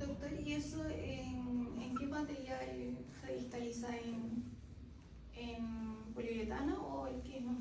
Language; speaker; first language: Spanish; native; Spanish